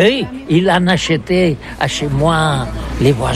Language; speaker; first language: French; non-native, learner; Catalan